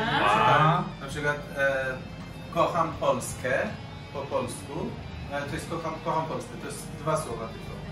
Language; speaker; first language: Polish; non-native, fluent; Persian